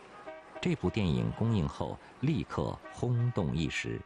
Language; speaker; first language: Chinese; native; Chinese